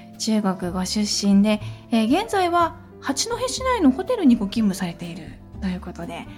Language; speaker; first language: Japanese; native; Japanese